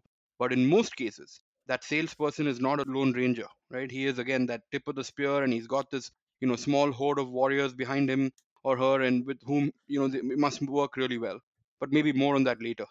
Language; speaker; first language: English; non-native, local second language; Tamil